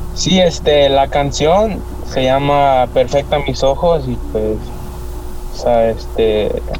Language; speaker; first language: Spanish; native; Spanish